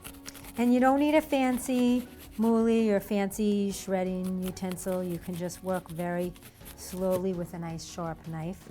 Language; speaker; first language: English; native; English